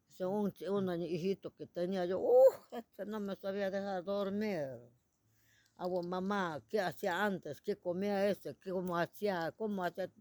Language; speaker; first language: Spanish; non-native, local second language; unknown